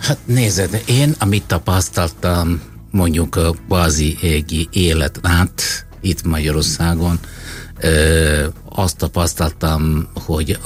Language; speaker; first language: Hungarian; non-native, fluent; Italian